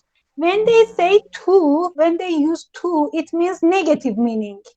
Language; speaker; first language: English; non-native, learner; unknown